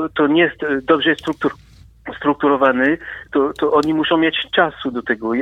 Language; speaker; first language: Polish; non-native, fluent; French